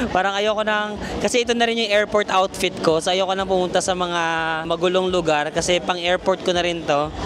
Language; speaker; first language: Filipino; non-native, local second language; Cebuano